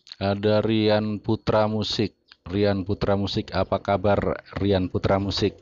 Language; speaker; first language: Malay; non-native, local second language; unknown